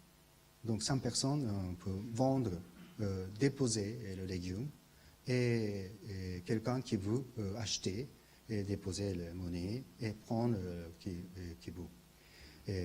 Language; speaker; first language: French; non-native, learner; Japanese